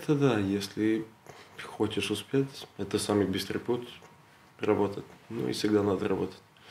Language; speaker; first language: Russian; non-native, learner; Serbian